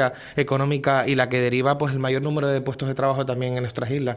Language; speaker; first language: Spanish; native; Spanish